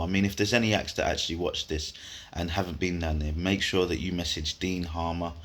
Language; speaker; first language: English; native; English